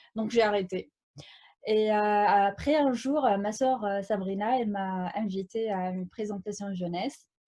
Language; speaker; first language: French; non-native, local second language; Arabic